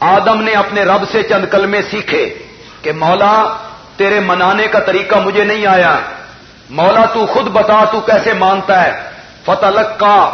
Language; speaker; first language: Urdu; non-native, local second language; Punjabi